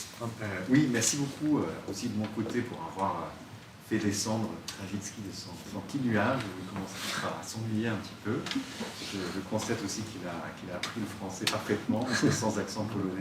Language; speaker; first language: French; native; French